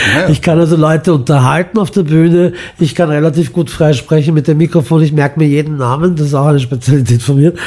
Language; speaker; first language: German; early bilingual, other home language; Croatian